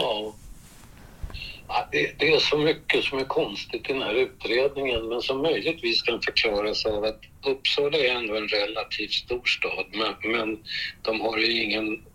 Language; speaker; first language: Swedish; native; Swedish